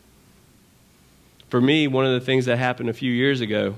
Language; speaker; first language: English; native; English